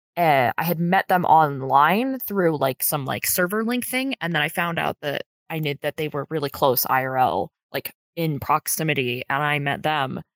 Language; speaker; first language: English; native; English